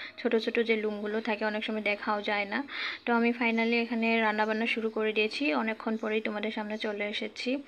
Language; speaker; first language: Bangla; non-native, local second language; Garo